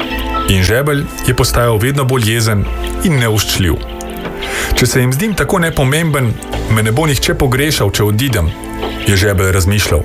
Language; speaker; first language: Slovenian; native; Slovenian